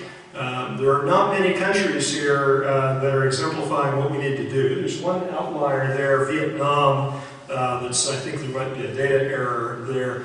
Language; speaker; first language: English; native; English